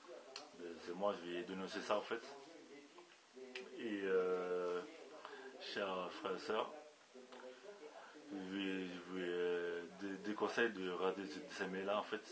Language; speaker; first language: French; native; French